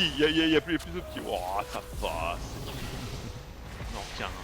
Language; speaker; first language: French; native; French